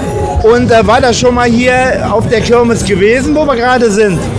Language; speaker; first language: German; native; German